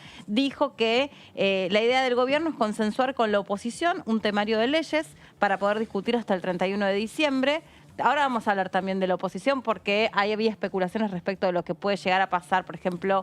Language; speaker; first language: Spanish; native; Spanish